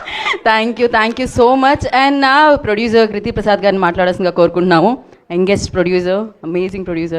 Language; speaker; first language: Telugu; native; Telugu